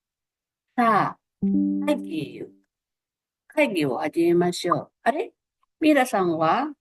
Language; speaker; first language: Japanese; non-native, fluent; Filipino